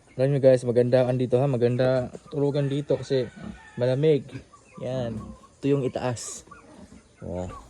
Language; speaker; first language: Filipino; non-native, local second language; Cebuano